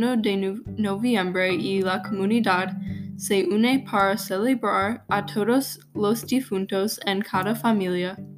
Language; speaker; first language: Spanish; non-native, learner; English